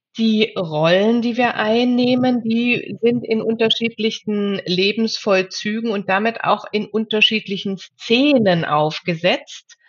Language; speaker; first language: German; native; German